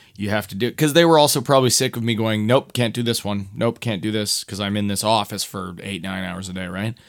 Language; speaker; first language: English; native; English